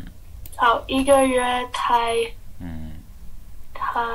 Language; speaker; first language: Chinese; non-native, learner; English